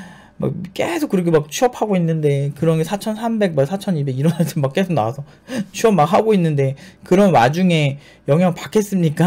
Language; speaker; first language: Korean; native; Korean